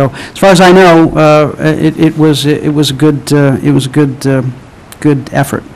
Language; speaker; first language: English; native; English